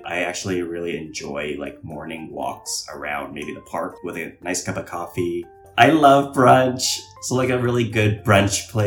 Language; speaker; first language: English; non-native, local second language; Cantonese